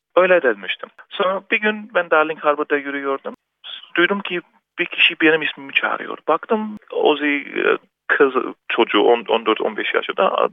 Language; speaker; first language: Turkish; early bilingual, heritage; Turkish